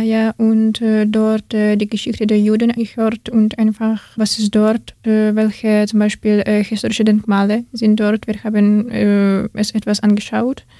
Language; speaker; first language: German; non-native, fluent; Ukrainian